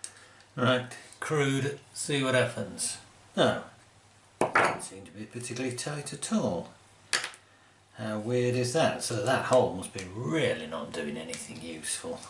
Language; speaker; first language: English; native; English